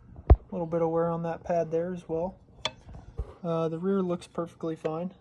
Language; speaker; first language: English; native; English